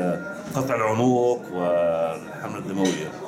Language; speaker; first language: Arabic; native; Arabic